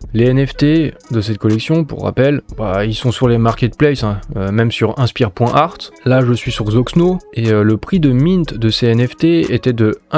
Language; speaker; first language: French; native; French